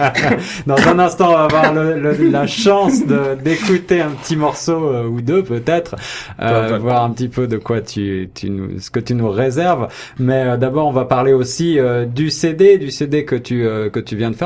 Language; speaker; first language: French; native; French